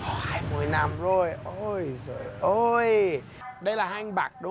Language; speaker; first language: Vietnamese; non-native, learner; English